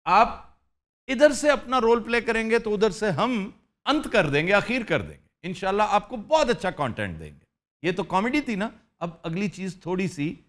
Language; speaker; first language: Urdu; native; Urdu